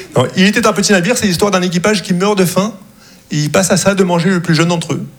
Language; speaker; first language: French; early bilingual, other home language; Arabic